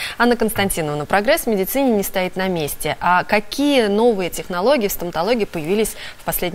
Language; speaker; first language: Russian; native; Russian